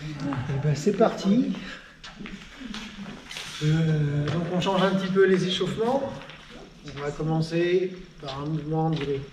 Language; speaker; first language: French; native; French